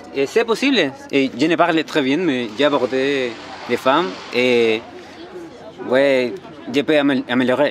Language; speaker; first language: French; non-native, learner; Spanish